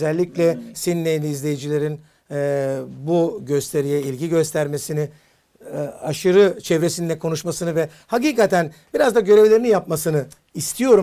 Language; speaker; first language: Turkish; native; Turkish